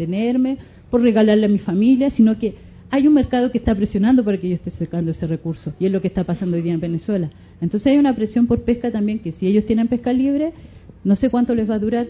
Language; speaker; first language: Spanish; native; Spanish